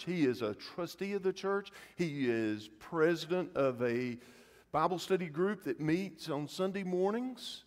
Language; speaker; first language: English; native; English